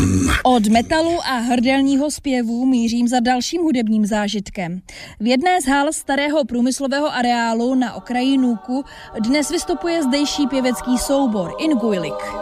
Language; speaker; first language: Czech; native; Czech